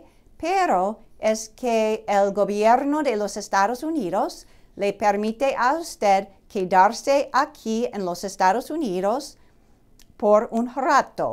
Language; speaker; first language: Spanish; non-native, fluent; English